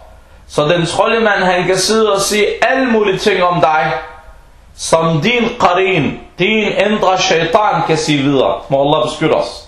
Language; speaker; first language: Danish; non-native, fluent; Arabic